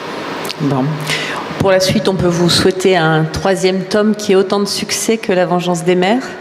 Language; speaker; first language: French; native; French